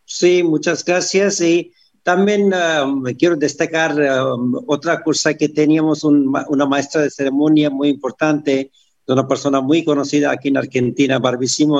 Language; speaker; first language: Spanish; non-native, fluent; Hindi